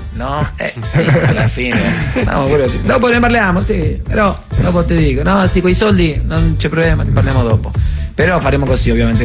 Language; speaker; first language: Italian; native; Italian